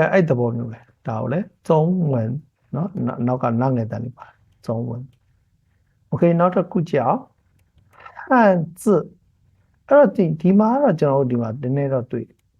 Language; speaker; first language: Burmese; native; Burmese